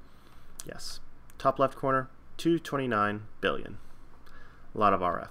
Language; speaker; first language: English; native; English